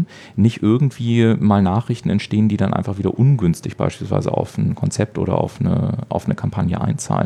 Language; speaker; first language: German; native; German